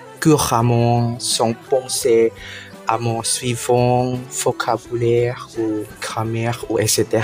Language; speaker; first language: French; non-native, learner; Indonesian